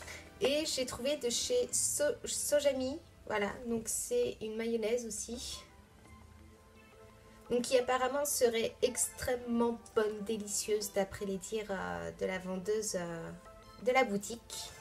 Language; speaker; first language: French; native; French